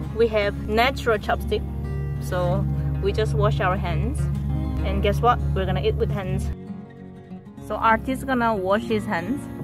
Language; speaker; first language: English; non-native, fluent; Korean